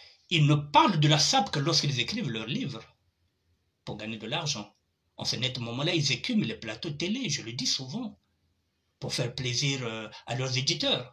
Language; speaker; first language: French; non-native, local second language; Lingala